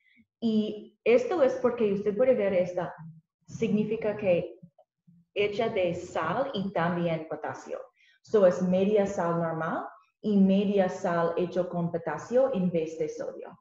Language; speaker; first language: Spanish; non-native, learner; English